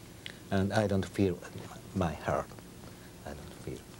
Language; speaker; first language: English; non-native, learner; Japanese